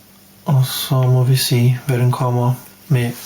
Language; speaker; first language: Danish; non-native, fluent; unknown